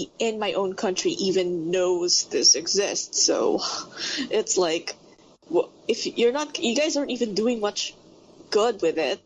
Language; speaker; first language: English; non-native, local second language; Filipino